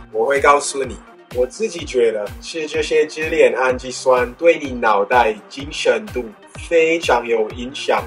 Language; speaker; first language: Chinese; non-native, fluent; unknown